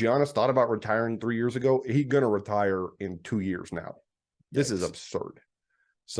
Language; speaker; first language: English; native; English